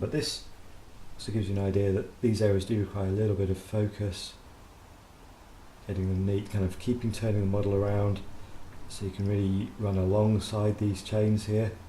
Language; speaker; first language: English; native; English